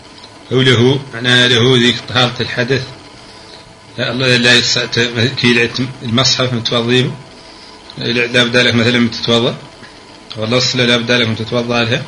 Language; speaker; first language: Arabic; native; Arabic